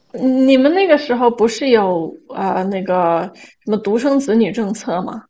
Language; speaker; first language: Chinese; early bilingual, other home language; Portuguese